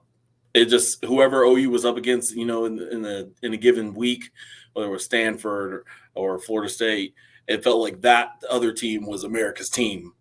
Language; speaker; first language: English; native; English